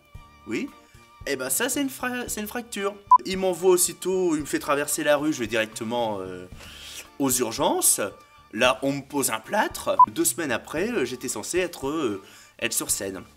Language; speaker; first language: French; native; French